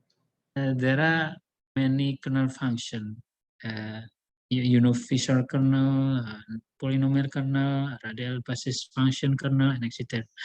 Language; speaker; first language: English; non-native, learner; Indonesian